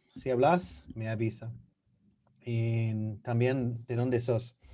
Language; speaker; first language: Spanish; non-native, learner; English